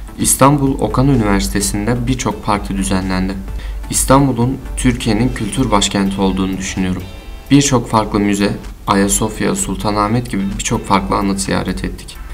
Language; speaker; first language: Turkish; non-native, learner; French